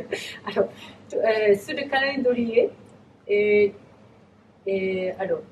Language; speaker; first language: French; non-native, learner; Japanese